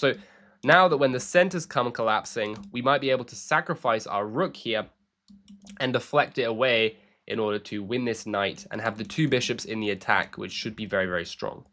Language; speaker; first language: English; native; English